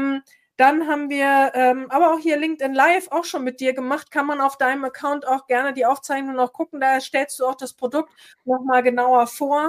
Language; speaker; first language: German; native; German